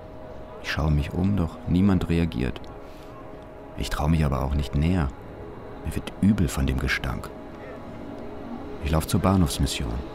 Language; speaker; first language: German; native; German